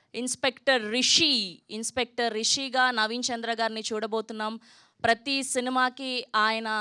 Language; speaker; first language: Telugu; native; Telugu